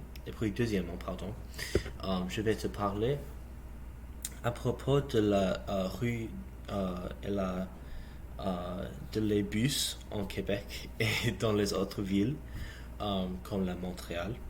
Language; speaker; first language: French; non-native, learner; English